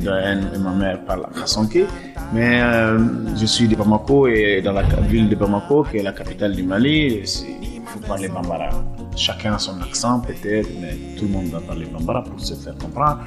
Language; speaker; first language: French; non-native, local second language; Bambara